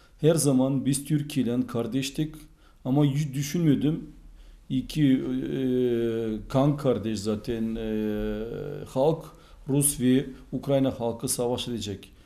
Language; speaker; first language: Turkish; non-native, fluent; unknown